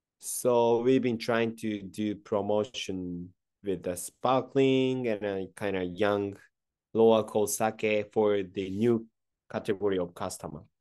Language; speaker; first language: English; non-native, fluent; Japanese